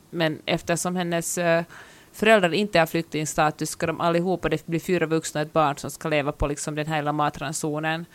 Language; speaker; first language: Swedish; native; Swedish